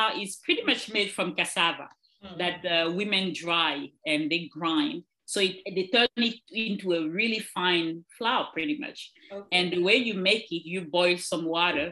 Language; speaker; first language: English; non-native, local second language; French